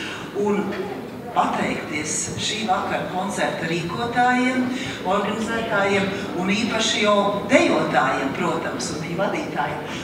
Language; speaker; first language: Latvian; native; Latvian